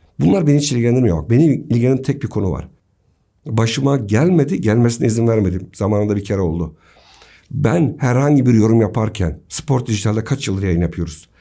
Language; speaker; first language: Turkish; native; Turkish